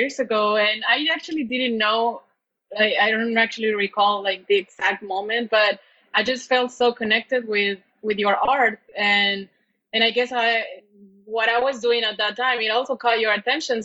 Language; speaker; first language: English; non-native, fluent; Spanish